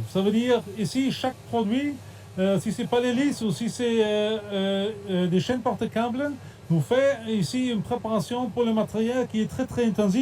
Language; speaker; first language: French; non-native, fluent; German